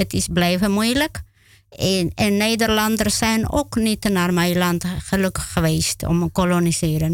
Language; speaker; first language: Dutch; non-native, learner; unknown